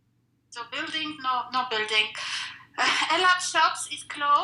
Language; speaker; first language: English; non-native, learner; Russian